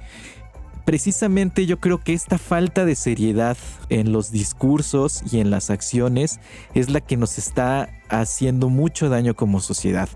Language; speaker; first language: Spanish; native; Spanish